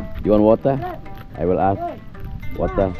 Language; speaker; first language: English; non-native, learner; Indonesian